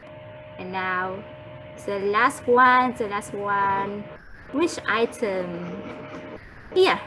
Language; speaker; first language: English; non-native, fluent; Vietnamese